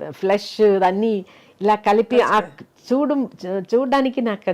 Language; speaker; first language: Telugu; non-native, local second language; Malayalam